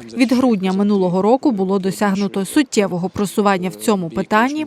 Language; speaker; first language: Ukrainian; native; Ukrainian